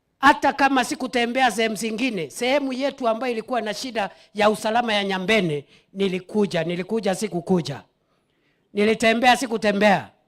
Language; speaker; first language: Swahili; non-native, local second language; Meru